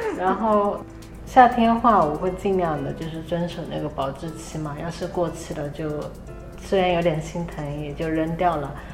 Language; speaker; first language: Chinese; native; Chinese